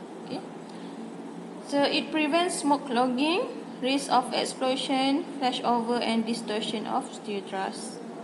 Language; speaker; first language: English; non-native, local second language; Malay